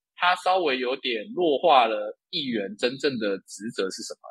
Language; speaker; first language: Chinese; native; Chinese